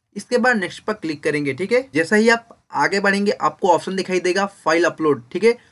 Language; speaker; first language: Hindi; native; Hindi